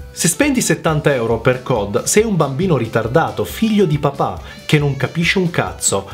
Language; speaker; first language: Italian; early bilingual, other home language; Macedonian